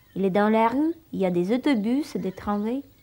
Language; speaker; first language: French; non-native, fluent; Russian